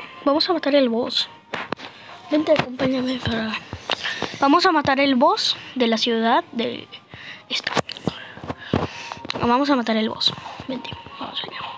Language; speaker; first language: Spanish; native; Spanish